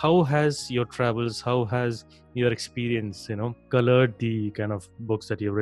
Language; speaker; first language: English; non-native, local second language; Hindi